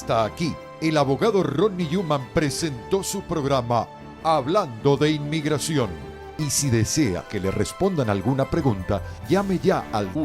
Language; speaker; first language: Spanish; native; Spanish